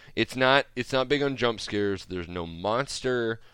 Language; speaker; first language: English; native; English